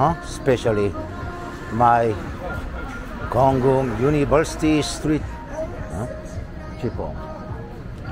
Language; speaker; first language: English; non-native, learner; Korean